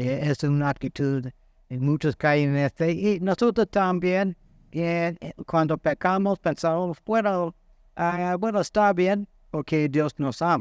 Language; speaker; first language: Spanish; non-native, fluent; English